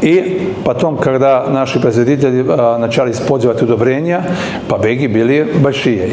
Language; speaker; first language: Russian; non-native, learner; Serbian